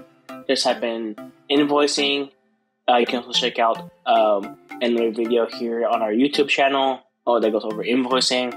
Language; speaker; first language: English; native; English